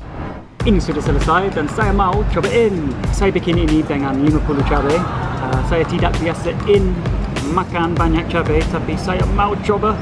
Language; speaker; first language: Indonesian; non-native, learner; English